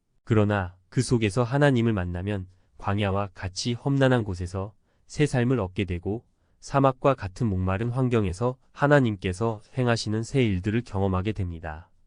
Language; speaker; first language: Korean; native; Korean